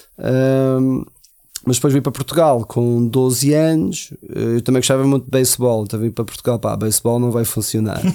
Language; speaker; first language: Portuguese; early bilingual, heritage; Portuguese